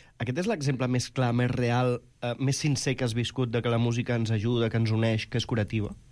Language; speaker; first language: Catalan; native; Catalan